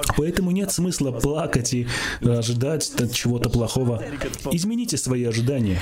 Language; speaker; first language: Russian; non-native, local second language; Armenian